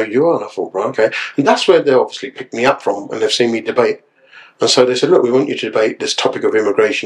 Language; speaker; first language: English; native; English